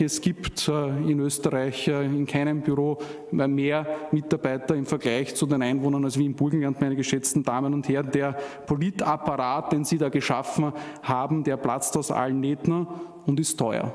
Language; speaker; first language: German; native; German